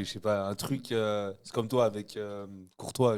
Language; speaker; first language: French; native; French